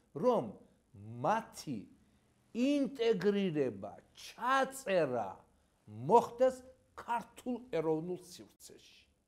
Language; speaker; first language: Georgian; non-native, local second language; Azerbaijani